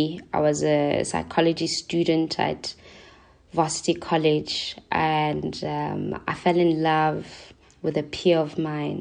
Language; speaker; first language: English; non-native, local second language; Zulu